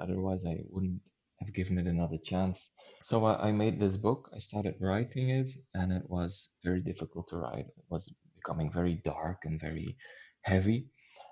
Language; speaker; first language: English; non-native, fluent; Dutch